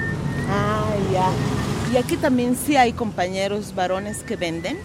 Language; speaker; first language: Spanish; native; Spanish